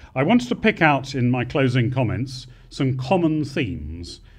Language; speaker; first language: English; native; English